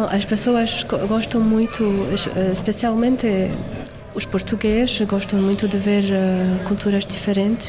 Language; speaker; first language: Portuguese; non-native, fluent; Arabic